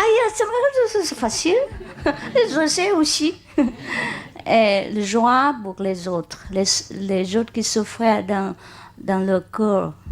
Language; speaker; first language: French; non-native, learner; Chinese